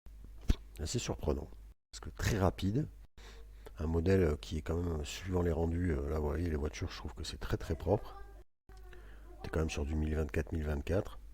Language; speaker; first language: French; native; French